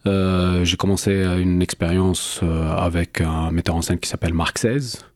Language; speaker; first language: French; non-native, local second language; Arabic